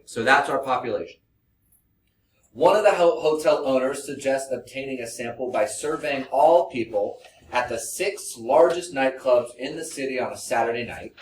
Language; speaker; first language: English; native; English